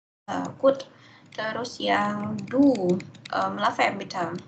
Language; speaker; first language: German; non-native, fluent; Indonesian